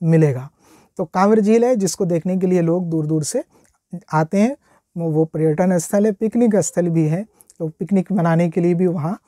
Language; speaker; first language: Hindi; native; Hindi